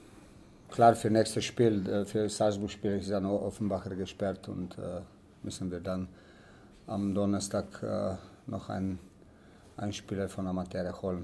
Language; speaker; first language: German; non-native, learner; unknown